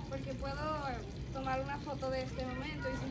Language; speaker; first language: Spanish; early bilingual, heritage; Spanish